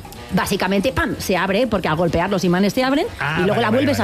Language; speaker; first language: Spanish; native; Spanish